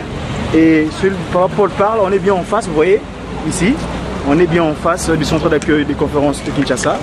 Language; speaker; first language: French; non-native, local second language; Kongo